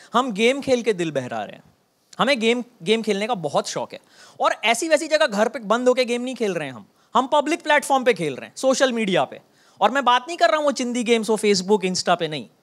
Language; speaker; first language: Hindi; non-native, local second language; Bangla